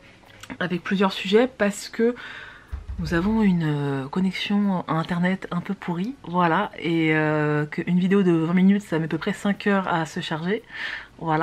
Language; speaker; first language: French; native; French